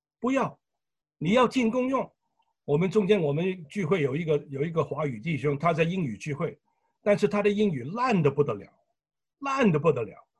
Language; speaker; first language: Chinese; native; Chinese